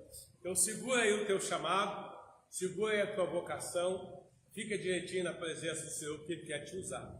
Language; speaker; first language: Portuguese; native; Portuguese